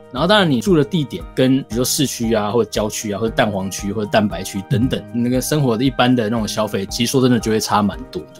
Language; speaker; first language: Chinese; native; Chinese